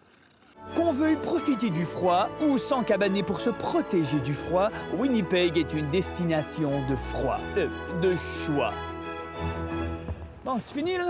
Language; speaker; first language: French; native; French